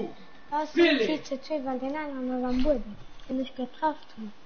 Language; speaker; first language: German; non-native, learner; Portuguese